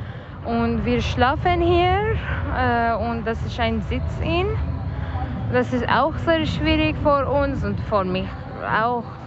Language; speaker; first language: German; non-native, learner; Persian